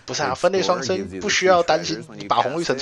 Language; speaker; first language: Chinese; native; Chinese